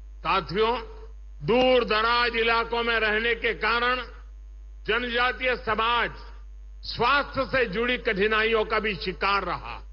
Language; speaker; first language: Hindi; non-native, local second language; Gujarati